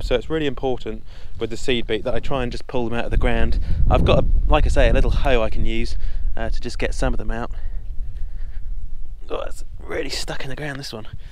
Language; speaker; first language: English; native; English